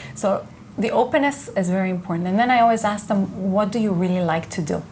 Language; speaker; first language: English; non-native, fluent; Hebrew